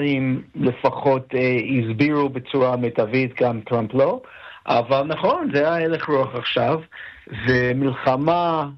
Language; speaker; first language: Hebrew; non-native, fluent; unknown